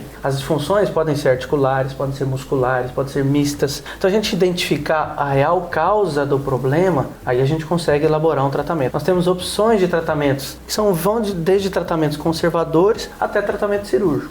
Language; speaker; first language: Portuguese; native; Portuguese